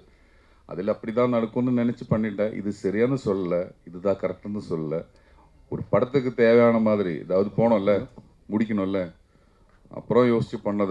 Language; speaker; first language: Tamil; non-native, learner; Malayalam